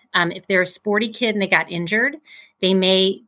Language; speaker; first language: English; native; English